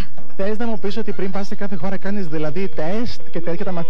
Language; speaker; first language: Greek; native; Greek